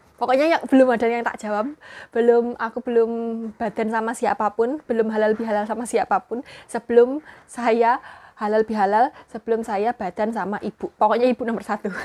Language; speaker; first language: Indonesian; non-native, local second language; Javanese